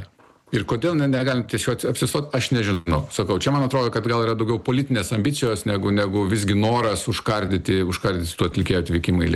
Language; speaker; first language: Lithuanian; native; Lithuanian